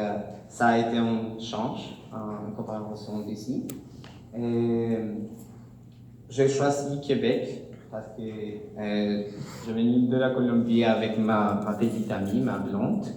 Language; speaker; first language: French; non-native, learner; Spanish